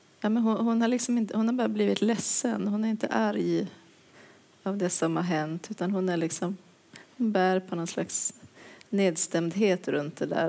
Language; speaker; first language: Swedish; native; Swedish